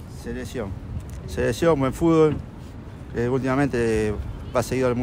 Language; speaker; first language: Spanish; native; Spanish